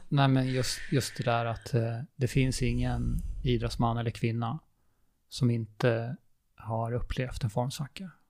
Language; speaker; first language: Swedish; native; Swedish